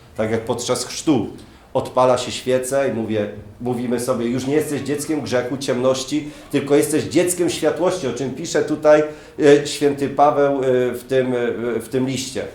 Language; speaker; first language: Polish; native; Polish